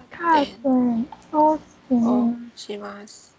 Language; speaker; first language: Japanese; non-native, learner; Chinese